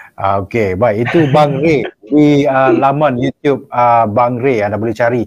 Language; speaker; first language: Malay; native; Malay